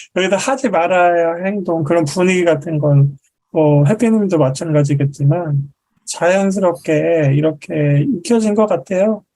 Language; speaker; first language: Korean; native; Korean